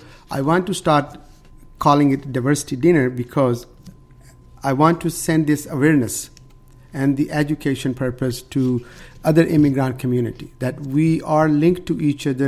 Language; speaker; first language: English; non-native, local second language; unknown